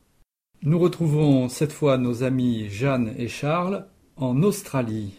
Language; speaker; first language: French; native; French